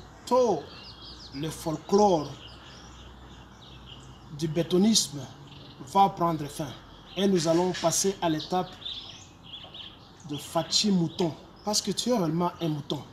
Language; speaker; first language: French; non-native, local second language; Lingala